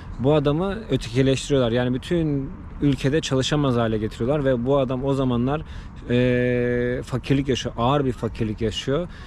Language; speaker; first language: Turkish; native; Turkish